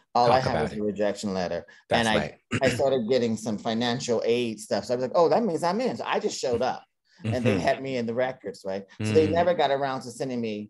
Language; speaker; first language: English; native; English